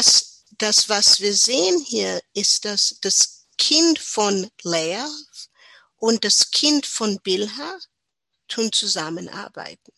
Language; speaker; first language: German; non-native, learner; English